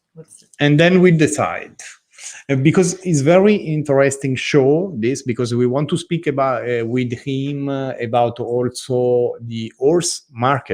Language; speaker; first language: English; non-native, learner; Italian